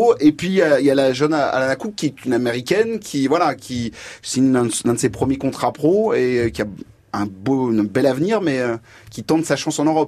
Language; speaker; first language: French; native; French